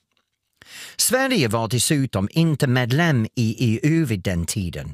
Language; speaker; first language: Swedish; non-native, fluent; English